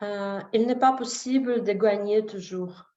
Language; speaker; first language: French; non-native, learner; Russian